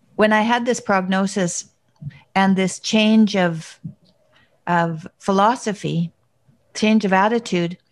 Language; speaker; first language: English; native; English